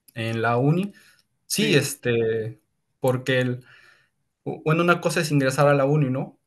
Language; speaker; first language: Spanish; native; Spanish